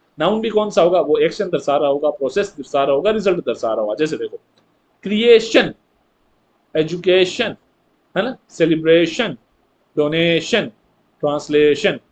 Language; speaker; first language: Hindi; native; Hindi